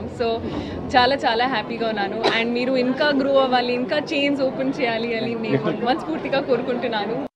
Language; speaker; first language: Telugu; non-native, learner; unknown